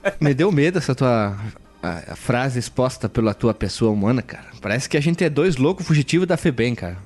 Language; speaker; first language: Portuguese; native; Portuguese